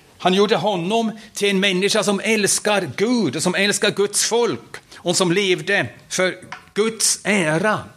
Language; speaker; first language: Swedish; non-native, fluent; German